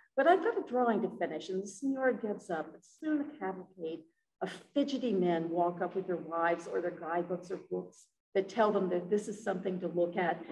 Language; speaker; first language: English; native; English